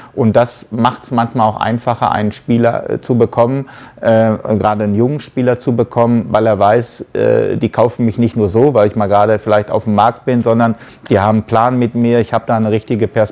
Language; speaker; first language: German; native; German